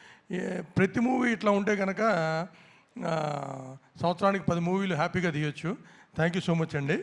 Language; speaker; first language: Telugu; native; Telugu